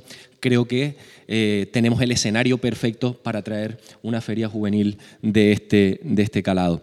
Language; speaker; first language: Spanish; native; Spanish